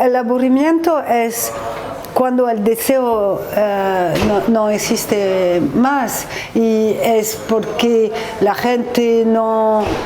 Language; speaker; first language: Spanish; non-native, learner; French